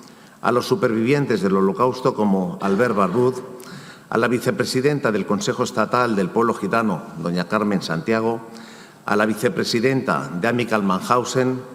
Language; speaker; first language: Spanish; native; Spanish